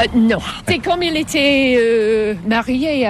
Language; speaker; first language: French; non-native, fluent; English